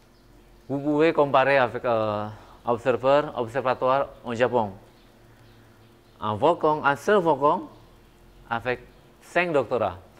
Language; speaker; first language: French; non-native, fluent; Indonesian